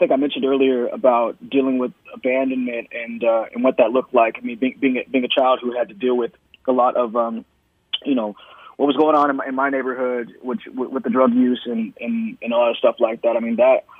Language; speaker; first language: English; native; English